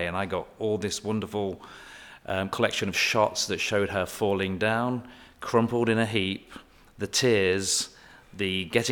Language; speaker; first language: English; native; English